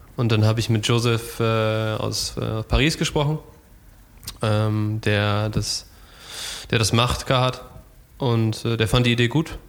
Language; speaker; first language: German; native; German